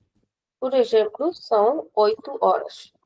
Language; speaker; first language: Portuguese; non-native, fluent; Hindi